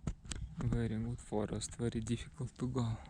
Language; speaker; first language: English; non-native, learner; Russian